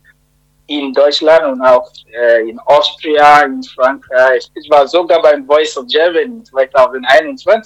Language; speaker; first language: German; non-native, fluent; Akan